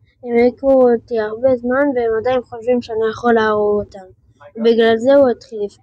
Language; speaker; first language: Hebrew; early bilingual, heritage; French